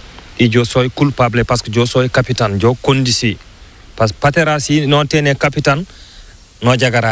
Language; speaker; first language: Spanish; non-native, learner; Fula